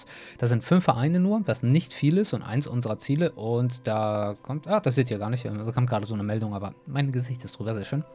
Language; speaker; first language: German; native; German